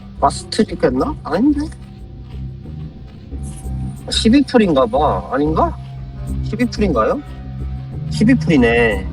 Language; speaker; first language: Korean; native; Korean